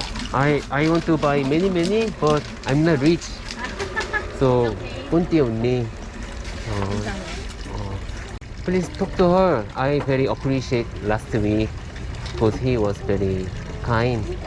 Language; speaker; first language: English; non-native, learner; Korean